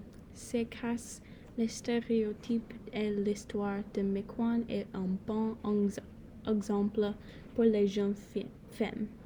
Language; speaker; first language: French; non-native, learner; English